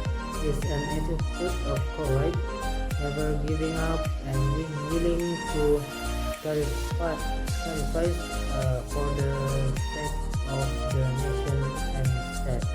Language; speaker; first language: English; non-native, learner; Indonesian